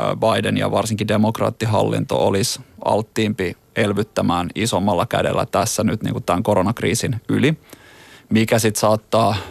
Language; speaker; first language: Finnish; native; Finnish